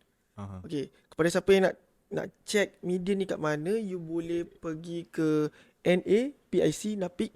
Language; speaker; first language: Malay; native; Malay